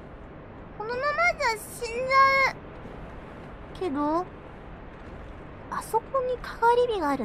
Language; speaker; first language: Japanese; native; Japanese